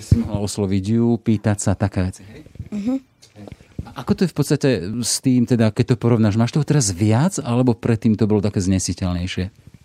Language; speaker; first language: Slovak; native; Slovak